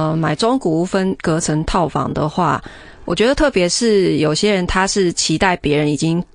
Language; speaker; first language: Chinese; native; Chinese